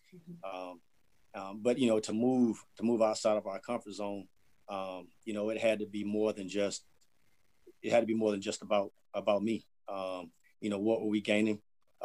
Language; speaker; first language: English; native; English